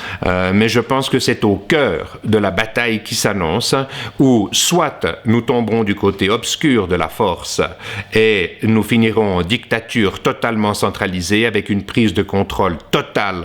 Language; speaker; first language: French; native; French